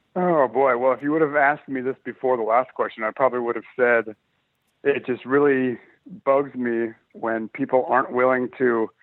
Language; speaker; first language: English; native; English